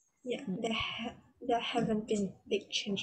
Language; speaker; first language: English; non-native, learner; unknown